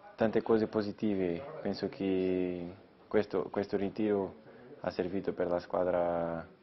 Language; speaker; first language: Italian; non-native, fluent; Portuguese